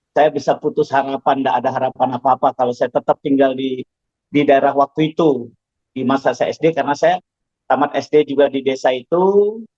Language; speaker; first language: Indonesian; non-native, local second language; Javanese